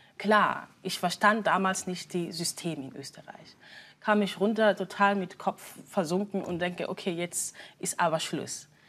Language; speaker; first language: German; non-native, fluent; Swahili